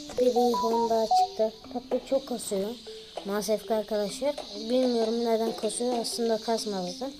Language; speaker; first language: Turkish; native; Turkish